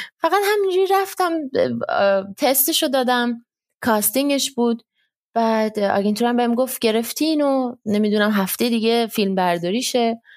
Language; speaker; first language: Persian; early bilingual, heritage; Persian